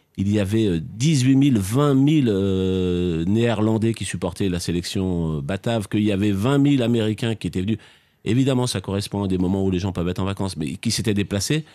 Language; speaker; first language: French; native; French